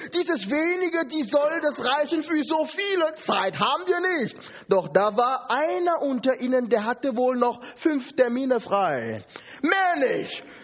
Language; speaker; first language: German; non-native, fluent; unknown